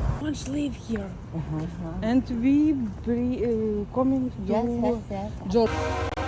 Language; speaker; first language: English; non-native, learner; Ukrainian